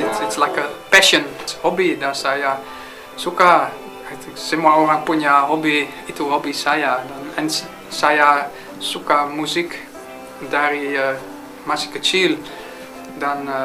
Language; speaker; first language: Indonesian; non-native, fluent; Dutch